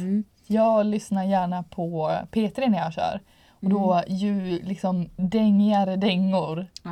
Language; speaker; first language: Swedish; native; Swedish